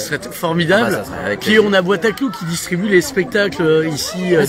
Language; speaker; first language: French; native; French